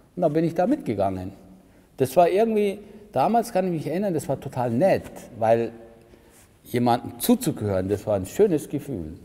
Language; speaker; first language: German; early bilingual, other home language; Turkish